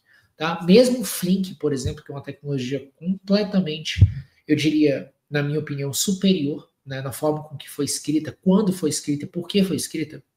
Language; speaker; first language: Portuguese; native; Portuguese